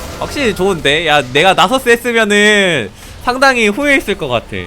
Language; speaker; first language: Korean; native; Korean